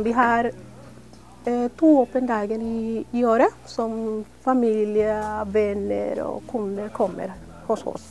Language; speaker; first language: Norwegian; non-native, fluent; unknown